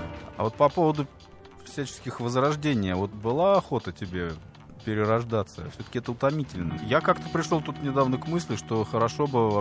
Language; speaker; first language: Russian; native; Russian